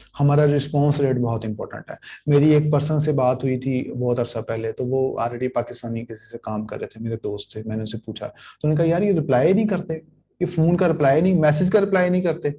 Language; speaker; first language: Urdu; native; Urdu